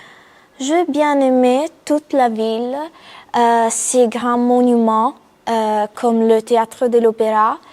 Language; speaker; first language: French; non-native, fluent; Italian